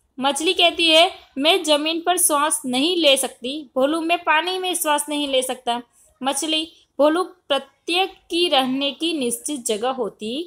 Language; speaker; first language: Hindi; non-native, local second language; Gujarati